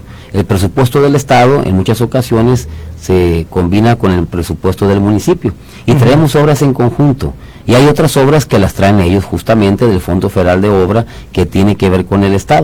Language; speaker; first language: Spanish; native; Spanish